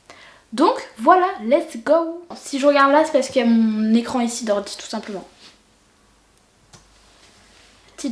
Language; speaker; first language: French; native; French